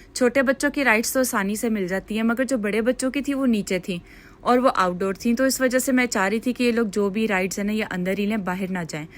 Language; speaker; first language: Urdu; native; Urdu